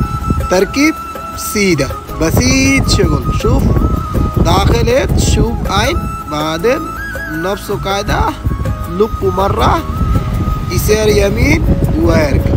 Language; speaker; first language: Arabic; non-native, learner; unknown